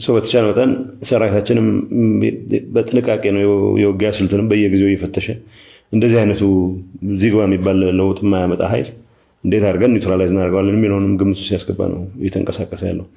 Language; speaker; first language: Amharic; non-native, local second language; Tigrinya